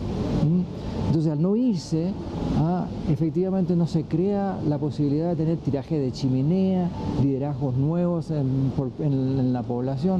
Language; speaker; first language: Spanish; native; Spanish